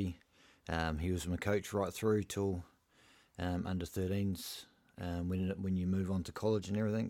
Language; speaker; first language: English; native; English